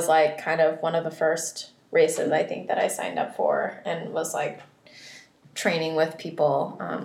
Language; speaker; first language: English; early bilingual, other home language; Vietnamese